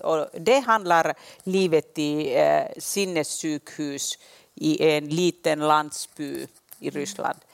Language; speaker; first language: Swedish; non-native, local second language; Finnish